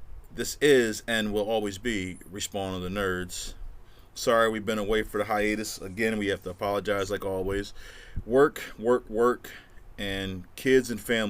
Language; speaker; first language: English; native; English